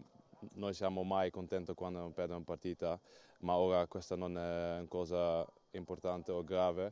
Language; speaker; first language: Italian; non-native, learner; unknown